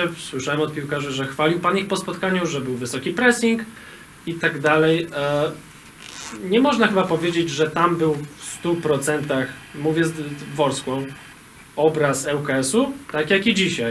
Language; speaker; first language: Polish; native; Polish